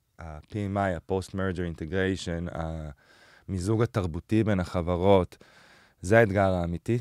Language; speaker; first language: Hebrew; native; Hebrew